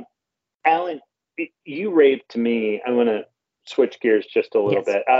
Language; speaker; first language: English; native; English